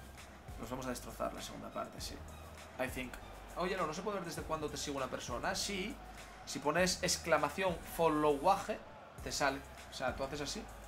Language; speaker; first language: Spanish; native; Spanish